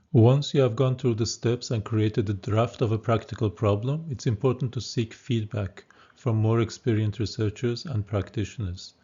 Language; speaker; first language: English; non-native, fluent; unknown